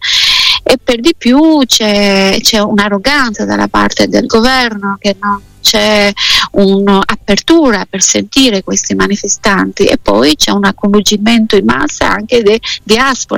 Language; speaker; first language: Italian; non-native, fluent; Albanian